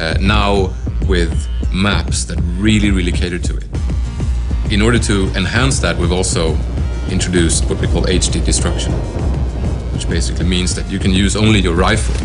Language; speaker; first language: English; non-native, fluent; Swedish